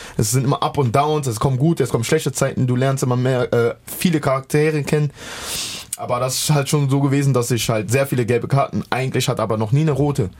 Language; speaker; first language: German; native; German